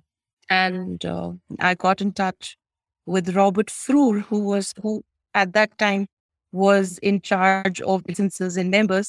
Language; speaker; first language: English; non-native, local second language; Kashmiri